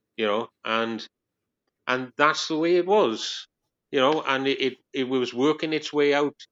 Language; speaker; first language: English; native; English